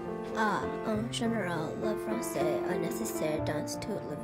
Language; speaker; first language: French; non-native, learner; English